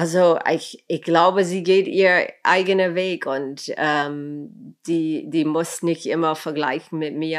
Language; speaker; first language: German; non-native, fluent; English